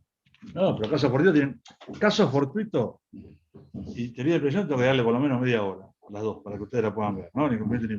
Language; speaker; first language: Spanish; native; Spanish